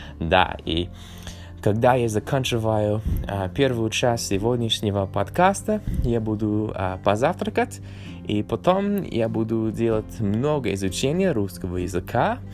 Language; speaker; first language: Russian; non-native, learner; English